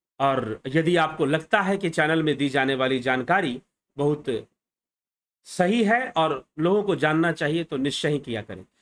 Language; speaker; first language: Hindi; native; Hindi